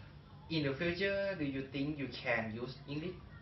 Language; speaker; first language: English; non-native, learner; Thai